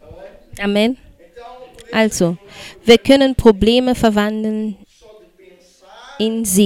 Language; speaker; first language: German; non-native, fluent; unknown